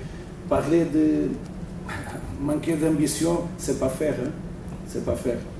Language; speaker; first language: French; non-native, learner; Portuguese